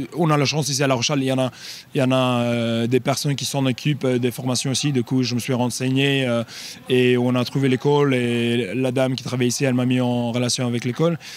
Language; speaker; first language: French; non-native, fluent; English